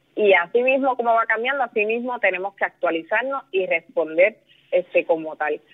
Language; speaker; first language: Spanish; native; Spanish